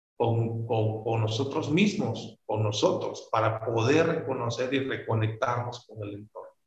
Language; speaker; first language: Spanish; native; Spanish